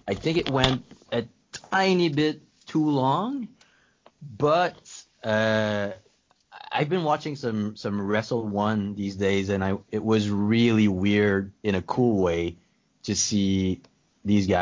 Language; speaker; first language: English; non-native, fluent; French